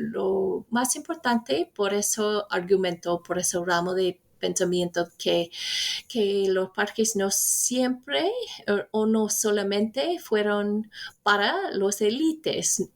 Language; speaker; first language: Spanish; non-native, fluent; English